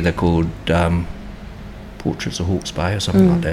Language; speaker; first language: English; native; English